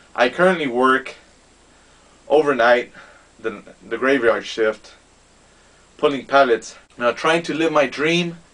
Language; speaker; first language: English; native; English